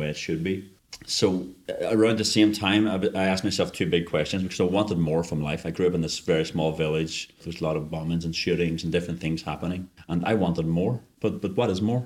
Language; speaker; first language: English; native; English